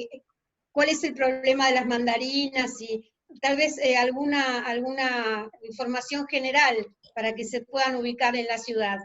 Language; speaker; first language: Spanish; native; Spanish